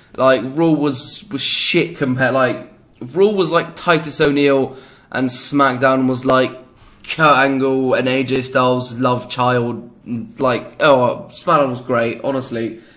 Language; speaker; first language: English; native; English